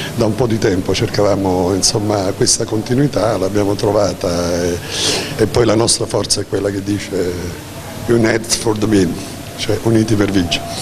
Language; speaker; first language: Italian; native; Italian